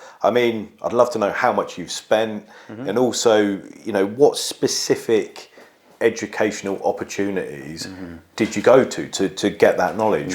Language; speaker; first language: English; native; English